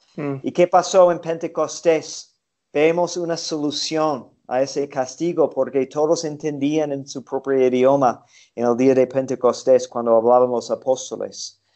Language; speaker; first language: Spanish; non-native, fluent; English